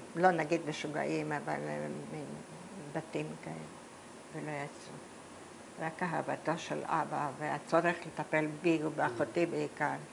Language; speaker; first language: Hebrew; early bilingual, other home language; Polish